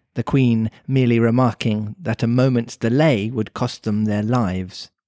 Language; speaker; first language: English; native; English